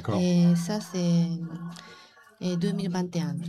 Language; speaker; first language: French; non-native, learner; Japanese